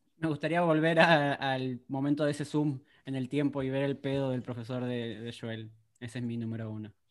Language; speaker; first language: Spanish; native; Spanish